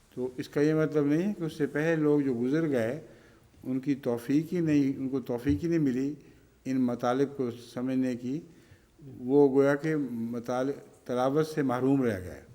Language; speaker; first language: Urdu; native; Urdu